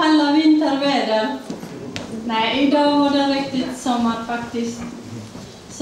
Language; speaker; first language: Swedish; non-native, learner; Lingala